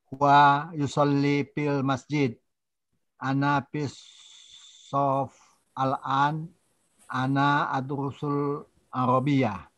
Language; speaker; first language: Arabic; non-native, learner; Indonesian